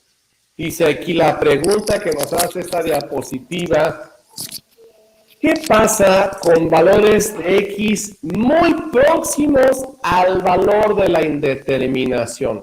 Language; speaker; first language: Spanish; native; Spanish